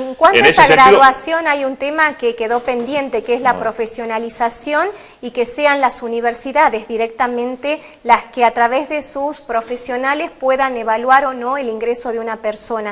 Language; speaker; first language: Spanish; native; Spanish